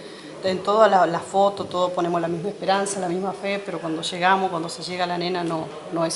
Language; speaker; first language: Spanish; native; Spanish